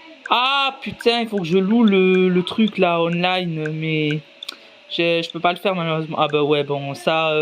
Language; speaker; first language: French; native; French